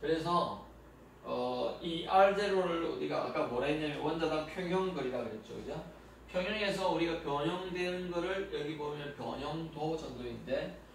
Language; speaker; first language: Korean; native; Korean